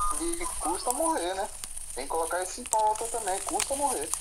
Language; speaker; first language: Portuguese; native; Portuguese